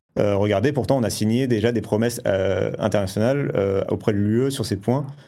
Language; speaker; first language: French; native; French